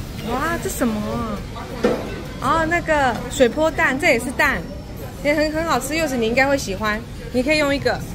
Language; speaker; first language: Chinese; non-native, learner; Japanese